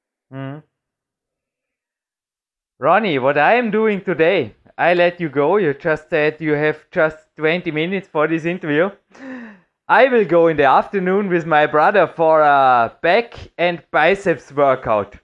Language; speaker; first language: English; non-native, fluent; German